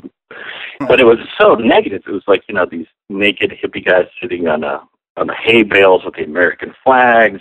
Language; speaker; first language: English; native; English